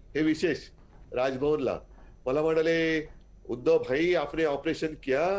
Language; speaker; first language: Hindi; non-native, local second language; Marathi